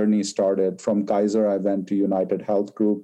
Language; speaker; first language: English; non-native, local second language; Hindi